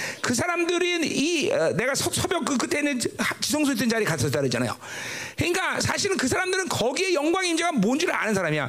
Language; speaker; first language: Korean; native; Korean